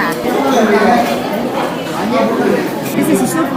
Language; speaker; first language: English; non-native, learner; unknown